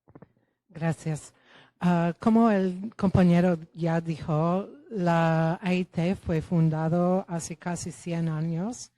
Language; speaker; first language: Spanish; non-native, fluent; Polish